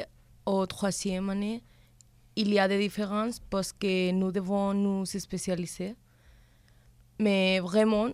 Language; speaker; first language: French; non-native, learner; Spanish